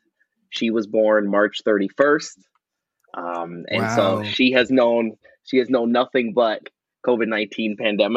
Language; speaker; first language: English; native; English